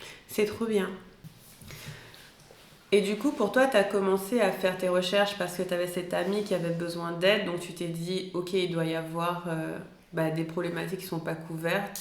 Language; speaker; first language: French; native; French